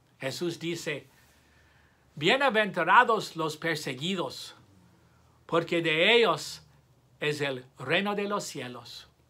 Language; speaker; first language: Spanish; non-native, fluent; English